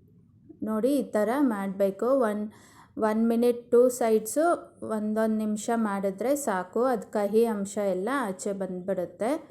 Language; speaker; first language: Kannada; native; Kannada